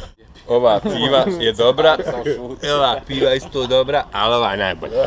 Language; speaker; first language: Bosnian; native; Bosnian